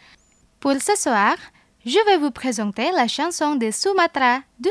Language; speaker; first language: French; non-native, fluent; Indonesian